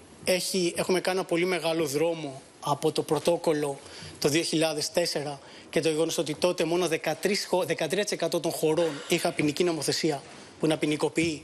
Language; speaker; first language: Greek; native; Greek